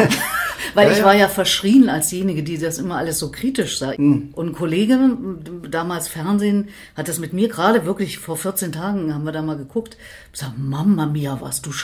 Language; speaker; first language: German; native; German